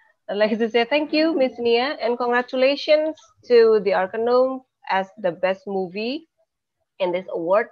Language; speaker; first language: English; non-native, fluent; Indonesian